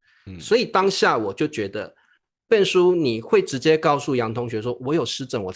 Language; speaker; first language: Chinese; native; Chinese